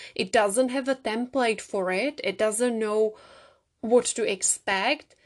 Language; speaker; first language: English; non-native, fluent; Czech